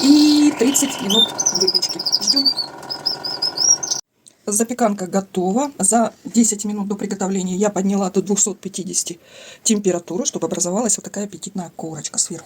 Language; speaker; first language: Russian; native; Russian